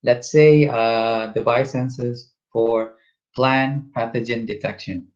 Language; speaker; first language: English; non-native, local second language; Malay